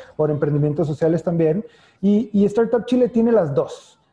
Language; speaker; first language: Spanish; native; Spanish